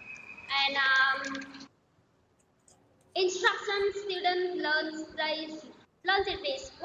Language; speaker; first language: English; non-native, learner; Vietnamese